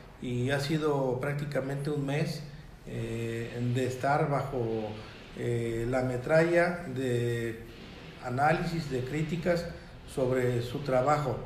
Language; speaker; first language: Spanish; native; Spanish